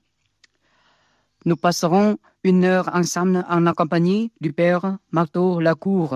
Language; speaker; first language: French; non-native, fluent; Vietnamese